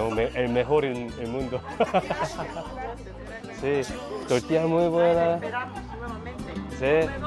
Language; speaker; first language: Spanish; non-native, learner; Korean